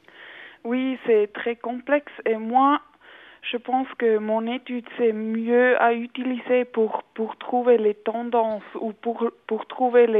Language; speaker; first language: French; non-native, local second language; German